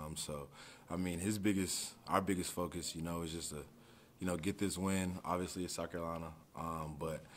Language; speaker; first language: English; native; English